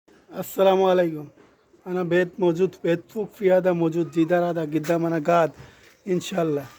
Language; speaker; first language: Arabic; non-native, learner; Bangla